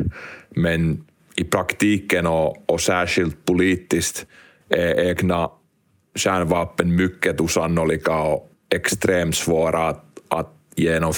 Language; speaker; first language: Swedish; non-native, local second language; Finnish